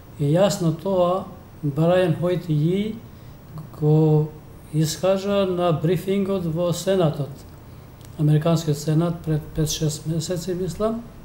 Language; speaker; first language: Macedonian; non-native, local second language; Albanian